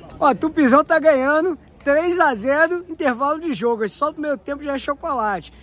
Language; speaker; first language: Portuguese; native; Portuguese